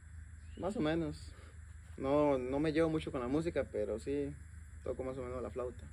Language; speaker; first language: Spanish; native; Spanish